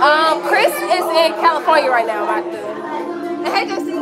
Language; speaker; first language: English; native; English